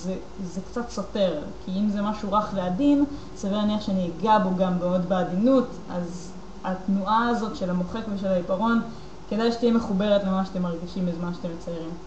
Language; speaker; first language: Hebrew; native; Hebrew